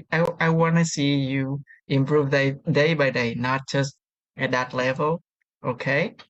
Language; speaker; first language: English; non-native, learner; Vietnamese